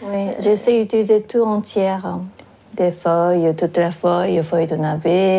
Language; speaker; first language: French; non-native, fluent; Japanese